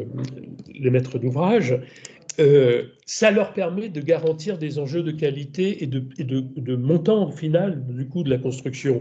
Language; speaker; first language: French; native; French